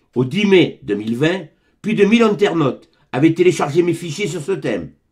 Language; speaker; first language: French; native; French